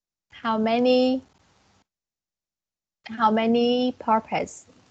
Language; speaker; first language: English; non-native, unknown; Vietnamese